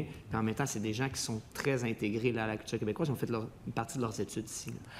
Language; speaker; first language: French; native; French